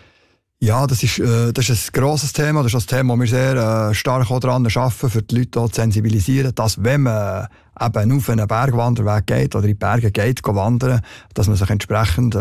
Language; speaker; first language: German; native; German